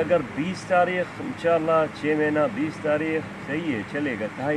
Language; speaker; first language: Hindi; non-native, learner; Arabic